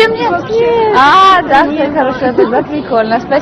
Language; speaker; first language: Russian; non-native, learner; Hindi